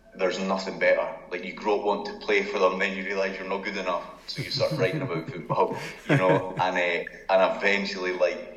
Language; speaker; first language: English; native; English